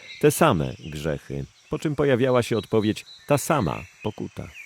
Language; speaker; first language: Polish; native; Polish